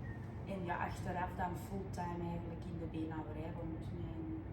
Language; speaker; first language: Dutch; native; Dutch